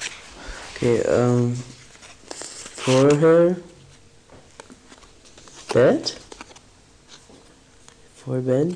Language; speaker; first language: German; non-native, learner; English